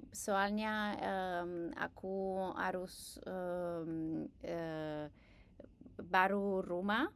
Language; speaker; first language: Indonesian; non-native, learner; English